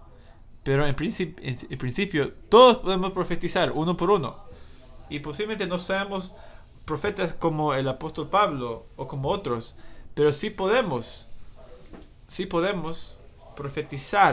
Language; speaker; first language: Spanish; non-native, fluent; English